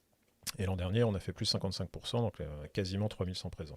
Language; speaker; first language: French; native; French